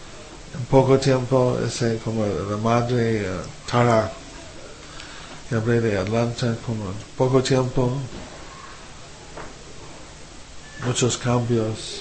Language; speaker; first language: Spanish; non-native, fluent; English